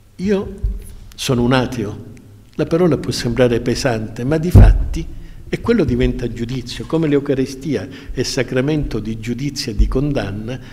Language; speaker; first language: Italian; native; Italian